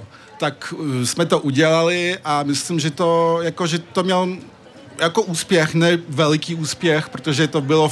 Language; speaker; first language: Czech; early bilingual, heritage; French